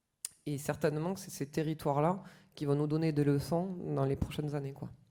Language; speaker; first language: French; native; French